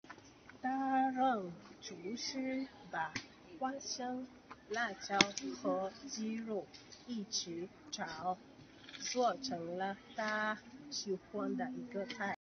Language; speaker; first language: Chinese; non-native, learner; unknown